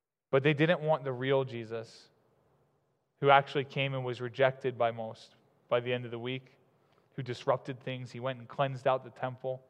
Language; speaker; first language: English; native; English